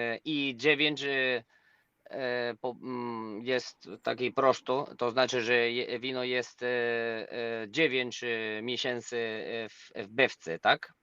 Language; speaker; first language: Polish; non-native, learner; Spanish